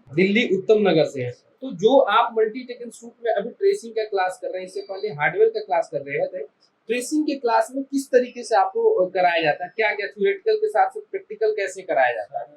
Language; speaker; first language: Hindi; native; Hindi